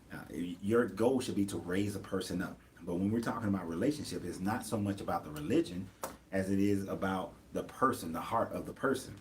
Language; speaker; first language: English; native; English